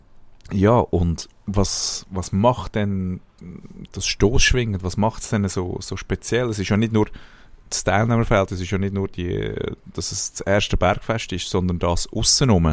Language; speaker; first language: German; native; German